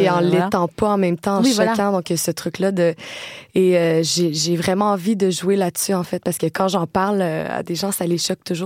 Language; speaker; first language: French; native; French